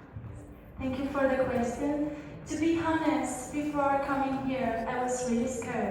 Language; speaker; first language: English; non-native, learner; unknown